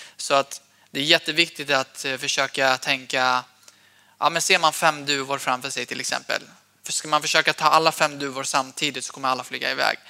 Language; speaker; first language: Swedish; early bilingual, other home language; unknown